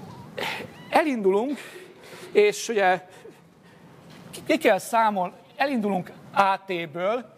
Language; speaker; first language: Hungarian; native; Hungarian